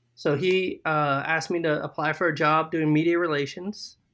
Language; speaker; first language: English; native; English